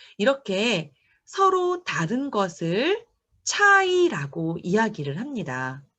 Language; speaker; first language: Korean; native; Korean